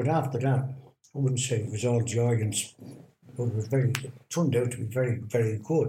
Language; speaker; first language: English; native; English